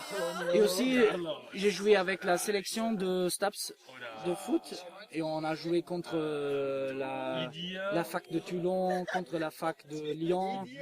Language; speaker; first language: French; non-native, fluent; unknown